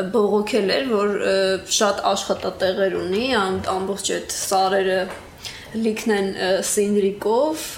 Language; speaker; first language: Armenian; native; Armenian